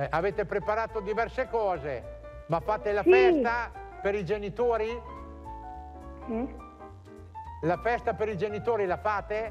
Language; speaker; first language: Italian; native; Italian